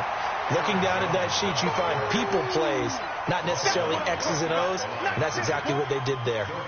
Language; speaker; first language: English; native; English